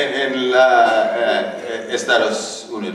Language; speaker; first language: Spanish; non-native, learner; English